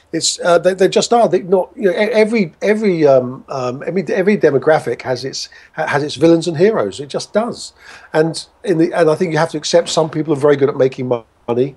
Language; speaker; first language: English; native; English